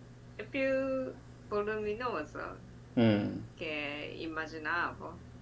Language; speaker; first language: Italian; non-native, learner; Japanese